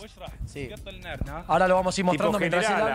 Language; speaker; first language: Spanish; native; Spanish